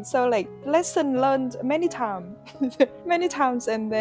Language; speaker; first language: English; non-native, fluent; Vietnamese